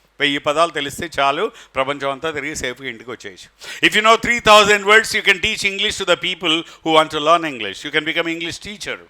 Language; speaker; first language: Telugu; native; Telugu